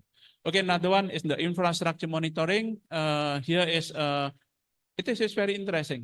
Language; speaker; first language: English; non-native, fluent; Indonesian